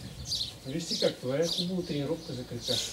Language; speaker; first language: Bulgarian; non-native, learner; Russian